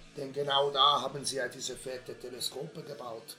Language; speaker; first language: German; native; German